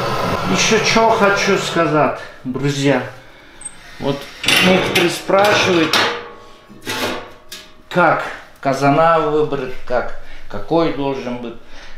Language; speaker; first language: Russian; non-native, fluent; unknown